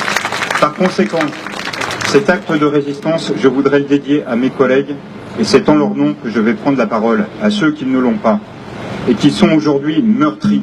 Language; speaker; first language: French; native; French